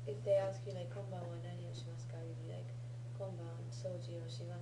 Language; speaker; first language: Japanese; non-native, learner; English